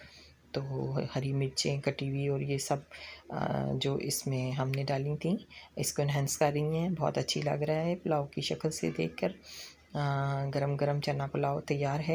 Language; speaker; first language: Hindi; non-native, local second language; Punjabi